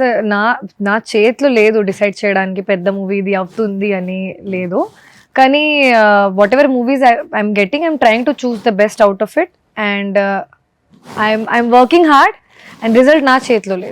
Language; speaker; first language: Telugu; non-native, fluent; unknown